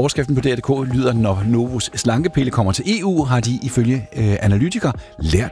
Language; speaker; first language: Danish; native; Danish